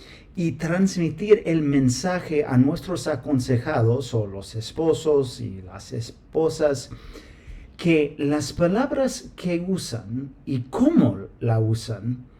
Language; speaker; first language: Spanish; non-native, fluent; English